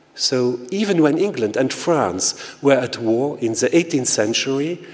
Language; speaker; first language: English; non-native, fluent; Luxembourgish